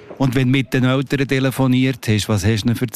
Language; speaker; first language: German; native; German